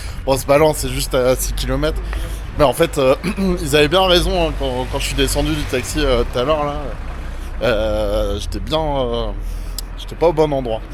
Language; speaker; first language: French; native; French